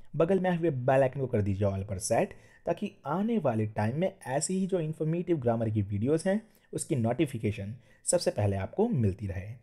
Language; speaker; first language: Hindi; non-native, local second language; Gujarati